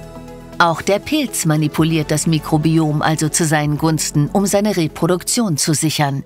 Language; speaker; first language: German; native; German